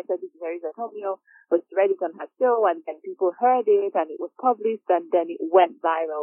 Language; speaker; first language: English; non-native, local second language; Igbo